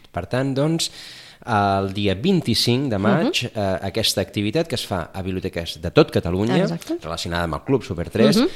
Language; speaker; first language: Catalan; non-native, local second language; Spanish